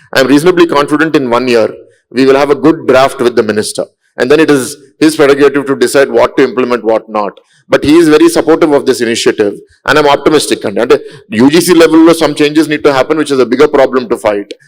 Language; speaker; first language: English; non-native, local second language; Telugu